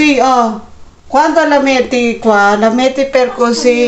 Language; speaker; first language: Italian; non-native, learner; Filipino